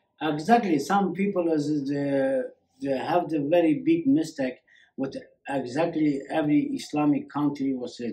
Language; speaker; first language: English; non-native, learner; Kurdish